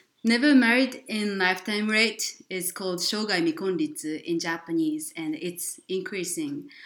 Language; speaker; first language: English; non-native, fluent; Japanese